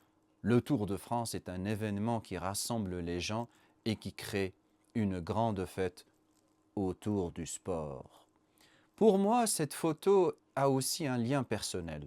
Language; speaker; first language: French; non-native, learner; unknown